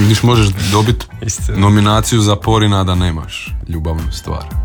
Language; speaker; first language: Serbian; native; Serbian